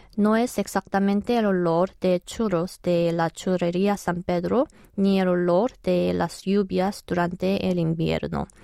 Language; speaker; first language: Spanish; non-native, fluent; Korean